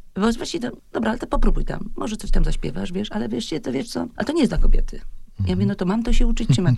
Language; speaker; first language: Polish; native; Polish